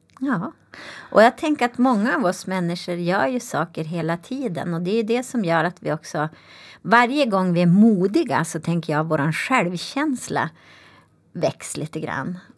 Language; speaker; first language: Swedish; native; Swedish